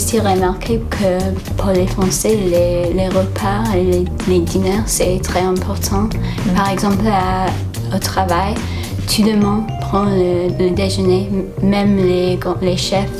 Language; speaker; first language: French; non-native, fluent; English